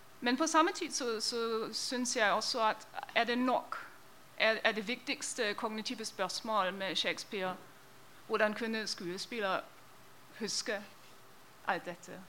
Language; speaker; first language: Norwegian; non-native, fluent; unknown